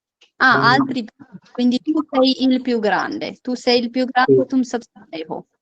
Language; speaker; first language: Italian; non-native, fluent; Urdu